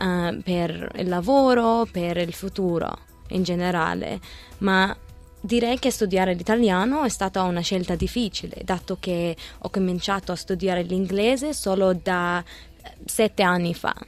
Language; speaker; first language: Italian; early bilingual, other home language; Arabic